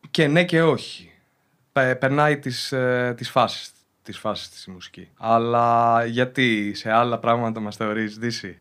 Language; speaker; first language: Greek; native; Greek